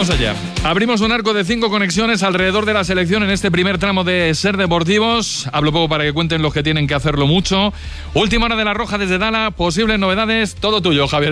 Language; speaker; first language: Spanish; native; Spanish